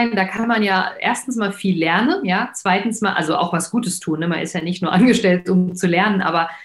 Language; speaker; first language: German; native; German